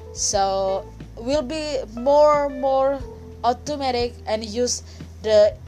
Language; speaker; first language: English; non-native, fluent; Indonesian